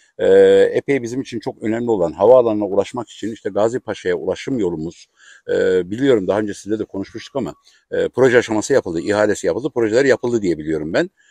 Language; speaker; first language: Turkish; native; Turkish